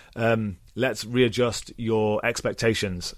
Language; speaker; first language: English; native; English